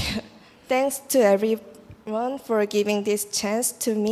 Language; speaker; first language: English; non-native, learner; Korean